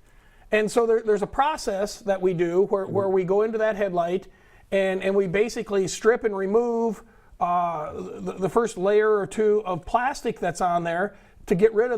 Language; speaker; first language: English; native; English